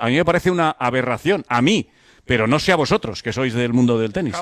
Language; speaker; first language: Spanish; native; Spanish